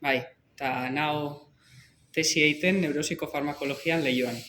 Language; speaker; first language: Basque; native; Basque